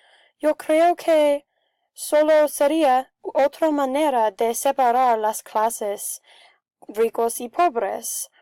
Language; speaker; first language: Spanish; non-native, learner; English